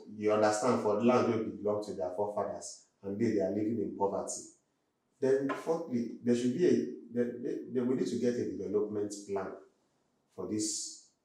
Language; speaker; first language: Nigerian Pidgin; non-native, local second language; Igbo